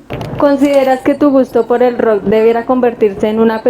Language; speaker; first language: Spanish; native; Spanish